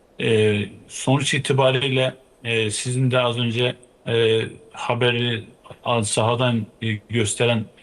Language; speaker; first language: Turkish; native; Turkish